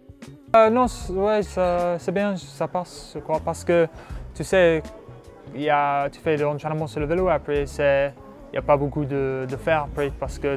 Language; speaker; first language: French; non-native, learner; English